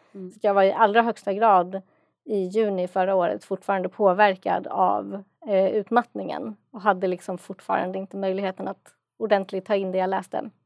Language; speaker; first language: Swedish; native; Swedish